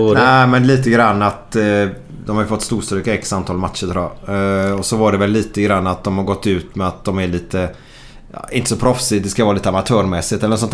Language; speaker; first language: Swedish; native; Swedish